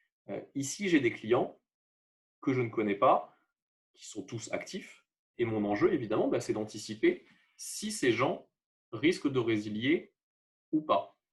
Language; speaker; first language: French; native; French